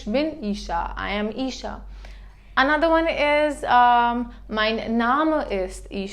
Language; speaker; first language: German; non-native, fluent; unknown